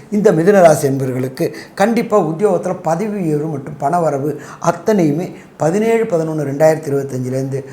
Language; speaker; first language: Tamil; native; Tamil